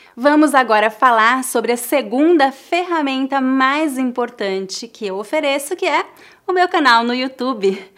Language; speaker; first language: Portuguese; native; Portuguese